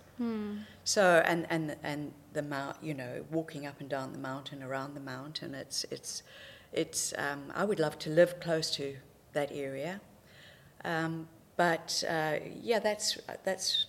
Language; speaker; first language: English; native; English